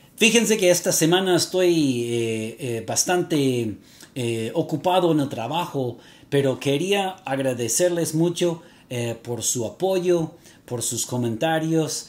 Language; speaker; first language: Spanish; native; Spanish